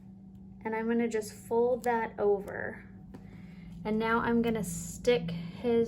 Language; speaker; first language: English; native; English